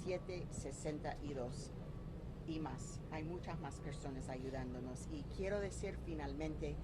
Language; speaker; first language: Spanish; non-native, fluent; English